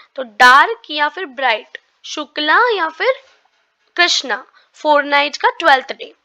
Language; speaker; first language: Hindi; non-native, local second language; Marathi